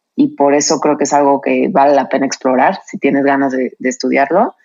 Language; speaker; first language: Spanish; native; Spanish